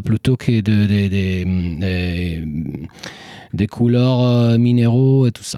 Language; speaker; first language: French; non-native, fluent; Italian